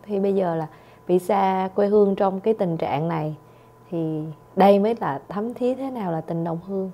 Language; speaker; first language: Vietnamese; native; Vietnamese